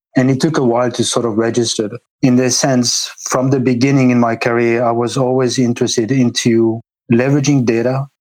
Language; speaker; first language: English; non-native, fluent; French